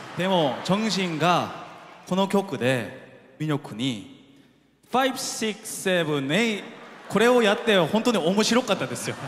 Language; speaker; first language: Japanese; non-native, fluent; Korean